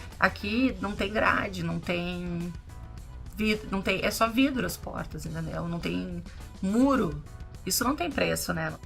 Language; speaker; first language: Portuguese; native; Portuguese